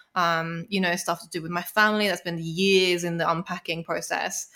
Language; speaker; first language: English; native; English